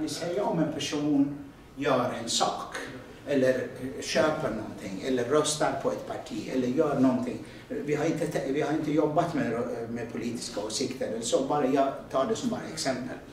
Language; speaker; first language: Swedish; non-native, fluent; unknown